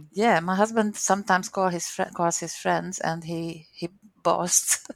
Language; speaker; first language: English; non-native, fluent; Hungarian